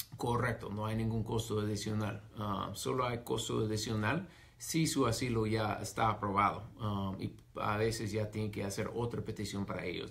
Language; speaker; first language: Spanish; non-native, fluent; English